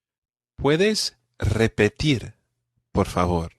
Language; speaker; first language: Spanish; non-native, fluent; English